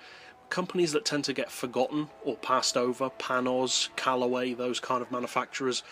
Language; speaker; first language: English; native; English